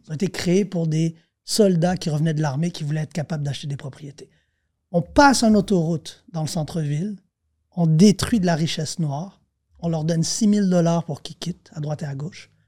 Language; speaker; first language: French; native; French